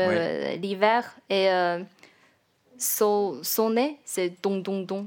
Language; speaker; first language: French; non-native, learner; Chinese